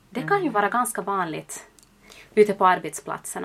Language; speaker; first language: Swedish; native; Swedish